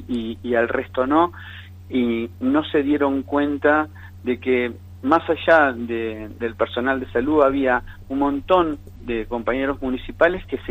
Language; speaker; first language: Spanish; native; Spanish